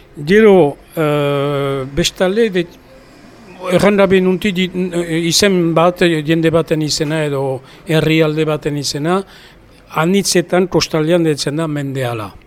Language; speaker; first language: Basque; native; Basque